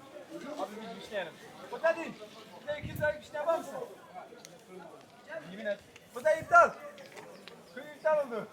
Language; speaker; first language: Turkish; native; Turkish